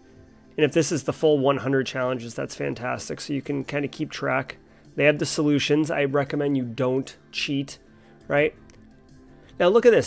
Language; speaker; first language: English; native; English